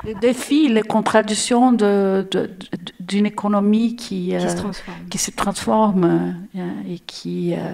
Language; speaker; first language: French; non-native, learner; Portuguese